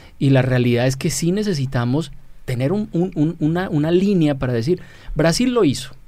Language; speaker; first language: Spanish; native; Spanish